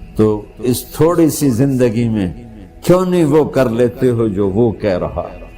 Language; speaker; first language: Urdu; non-native, local second language; Punjabi